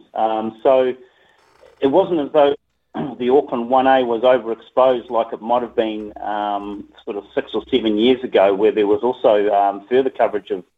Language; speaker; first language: English; native; English